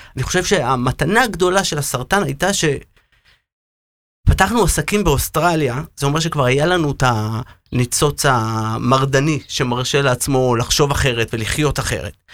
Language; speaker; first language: Hebrew; native; Hebrew